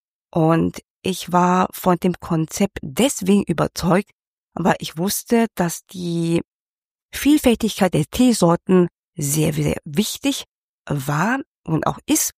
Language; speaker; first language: German; non-native, fluent; Cantonese